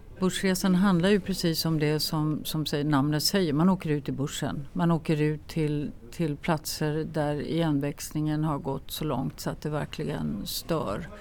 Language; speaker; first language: Swedish; native; Swedish